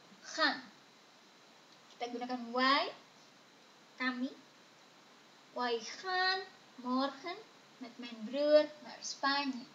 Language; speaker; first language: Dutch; non-native, fluent; Indonesian